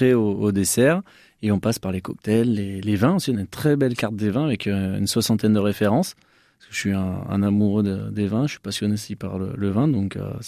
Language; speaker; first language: French; native; French